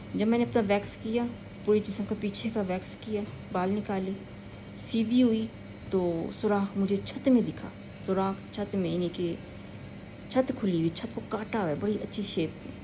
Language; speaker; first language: Urdu; native; Urdu